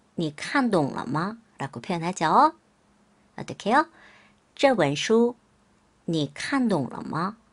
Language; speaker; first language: Chinese; non-native, fluent; Korean